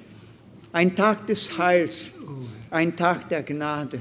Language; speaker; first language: German; non-native, fluent; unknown